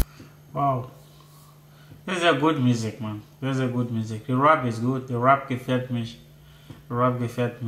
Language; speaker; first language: German; non-native, learner; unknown